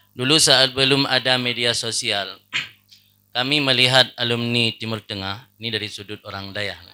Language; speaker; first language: Malay; non-native, local second language; Achinese